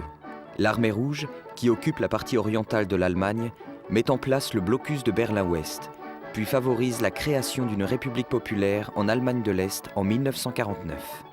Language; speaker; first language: French; native; French